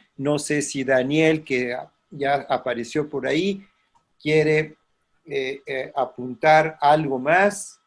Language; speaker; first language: Spanish; native; Spanish